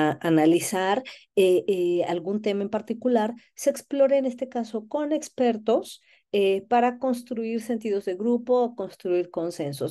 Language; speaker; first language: Spanish; native; Spanish